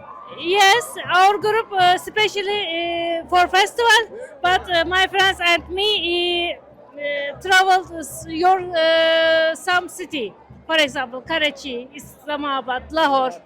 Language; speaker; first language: English; non-native, learner; Turkish